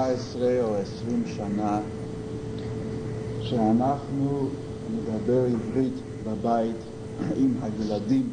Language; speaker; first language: Hebrew; non-native, fluent; English